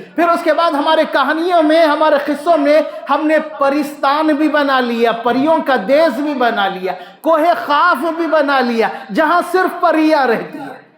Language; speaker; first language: Urdu; native; Urdu